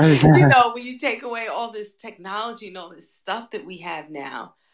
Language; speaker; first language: English; native; English